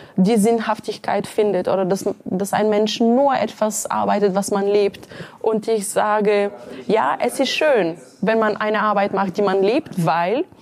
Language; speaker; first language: German; non-native, fluent; Bulgarian